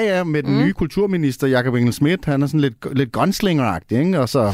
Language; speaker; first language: Danish; native; Danish